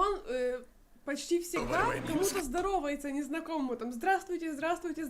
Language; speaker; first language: Russian; native; Russian